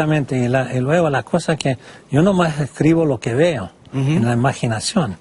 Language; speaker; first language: Spanish; non-native, fluent; English